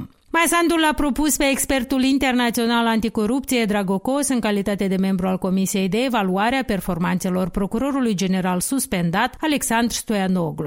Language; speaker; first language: Romanian; native; Romanian